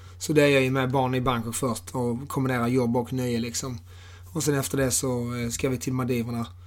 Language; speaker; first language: Swedish; native; Swedish